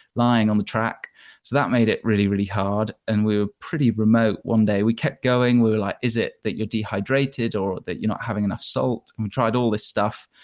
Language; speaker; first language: English; native; English